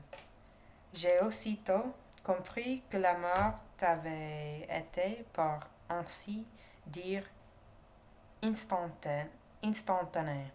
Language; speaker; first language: French; non-native, learner; English